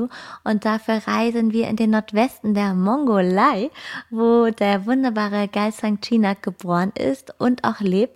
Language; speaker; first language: German; native; German